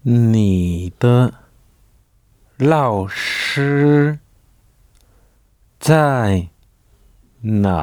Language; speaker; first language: Chinese; non-native, learner; French